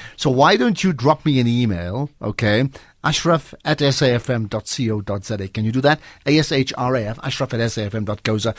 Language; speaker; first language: English; native; English